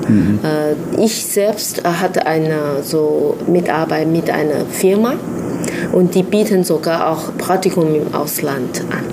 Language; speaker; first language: German; non-native, fluent; Chinese